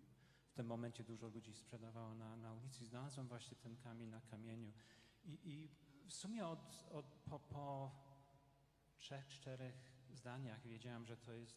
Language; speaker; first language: Polish; non-native, fluent; English